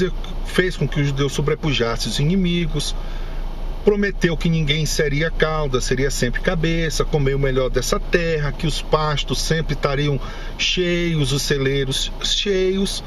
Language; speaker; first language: Portuguese; native; Portuguese